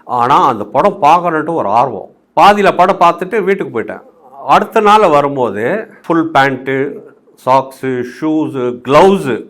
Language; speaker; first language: Tamil; non-native, local second language; Hindi